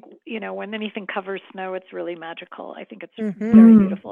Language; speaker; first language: English; native; English